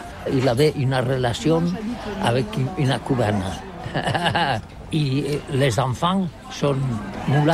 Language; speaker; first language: French; non-native, learner; Catalan